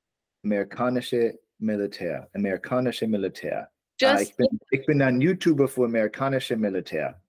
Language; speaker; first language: German; non-native, learner; English